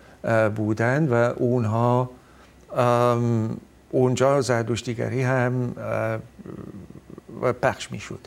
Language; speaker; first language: Persian; non-native, fluent; Dutch